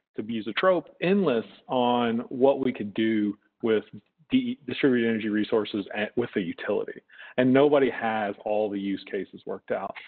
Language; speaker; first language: English; native; English